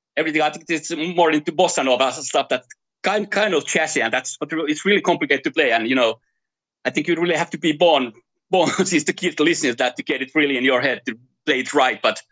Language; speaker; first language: English; non-native, fluent; Finnish